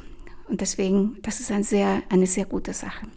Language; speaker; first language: German; non-native, fluent; Spanish